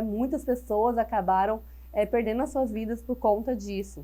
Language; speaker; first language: Portuguese; native; Portuguese